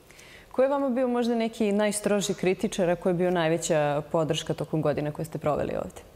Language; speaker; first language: Serbian; native; Serbian